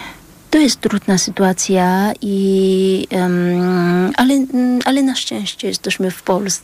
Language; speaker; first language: Polish; early bilingual, other home language; Vietnamese